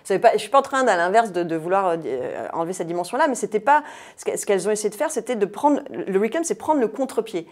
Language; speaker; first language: French; native; French